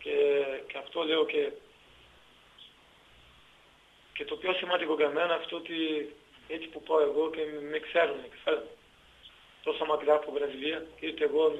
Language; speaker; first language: Greek; non-native, learner; Portuguese